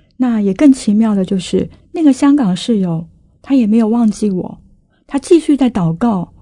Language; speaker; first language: Chinese; native; Chinese